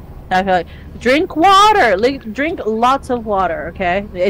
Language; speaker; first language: English; early bilingual, other home language; Spanish